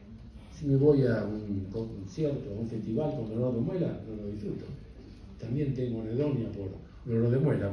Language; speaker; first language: Spanish; native; Spanish